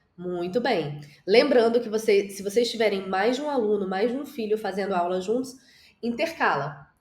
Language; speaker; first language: Portuguese; native; Portuguese